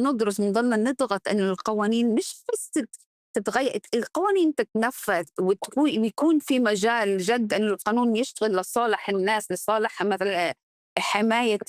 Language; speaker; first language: Arabic; early bilingual, heritage; Arabic